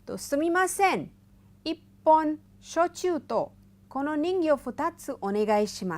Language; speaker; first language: Japanese; non-native, fluent; Hindi